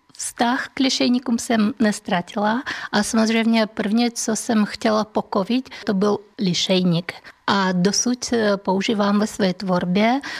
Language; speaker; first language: Czech; non-native, fluent; Russian